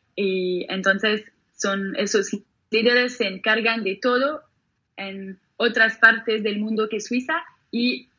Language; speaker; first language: Spanish; non-native, fluent; French